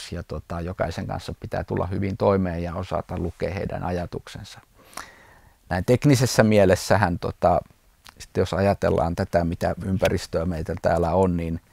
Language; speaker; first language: Finnish; native; Finnish